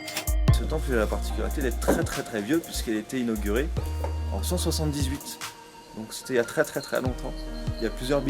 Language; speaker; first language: French; native; French